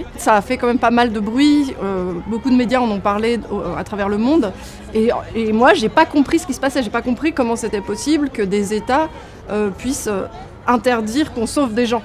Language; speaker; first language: French; native; French